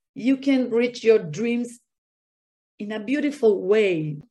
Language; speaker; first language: English; non-native, fluent; Spanish